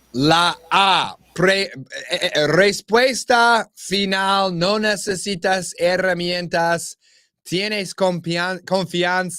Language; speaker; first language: Spanish; non-native, learner; English